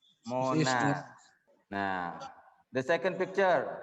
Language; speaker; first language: English; non-native, learner; Indonesian